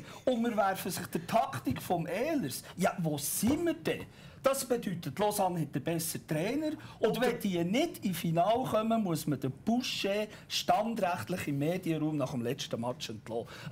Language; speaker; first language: German; native; German